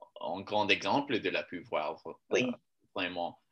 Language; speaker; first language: French; non-native, learner; English